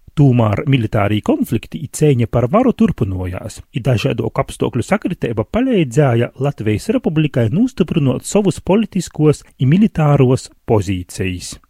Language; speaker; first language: Latvian; native; Latvian